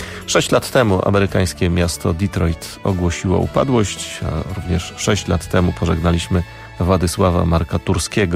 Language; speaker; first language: Polish; native; Polish